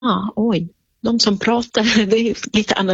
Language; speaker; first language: Swedish; non-native, fluent; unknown